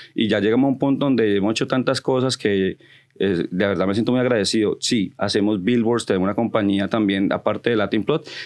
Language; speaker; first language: Spanish; early bilingual, heritage; Spanish